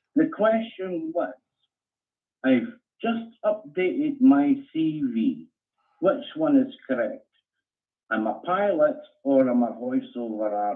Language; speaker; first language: English; native; English